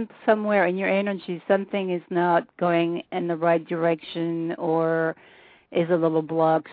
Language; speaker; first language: English; non-native, fluent; French